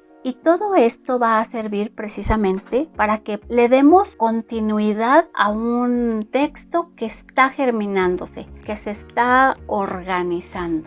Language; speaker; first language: Spanish; native; Spanish